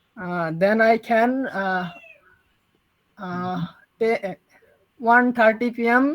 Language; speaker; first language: English; non-native, learner; Bangla